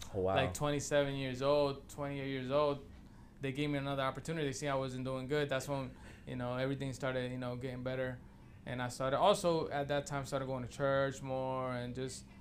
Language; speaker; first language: English; early bilingual, other home language; Spanish